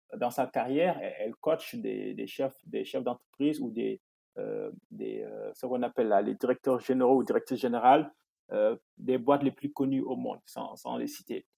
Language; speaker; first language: French; non-native, local second language; Wolof